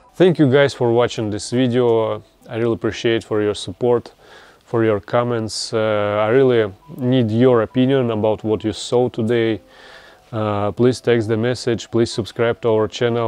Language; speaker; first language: English; non-native, learner; Russian